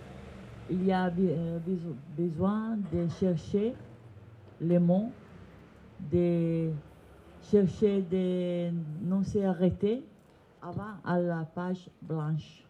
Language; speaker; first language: French; non-native, learner; Italian